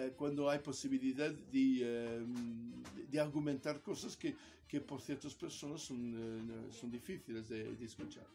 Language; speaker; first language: Spanish; non-native, fluent; Italian